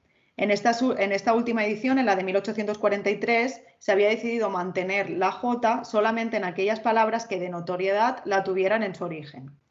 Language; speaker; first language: Spanish; native; Spanish